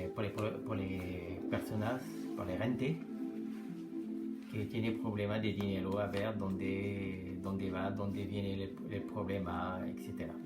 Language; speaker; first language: Spanish; non-native, learner; French